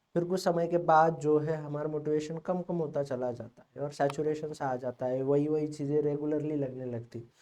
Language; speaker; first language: Hindi; native; Hindi